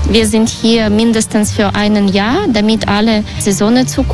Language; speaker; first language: German; non-native, learner; Russian